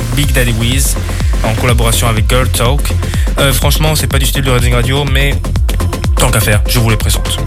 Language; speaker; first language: French; non-native, fluent; Portuguese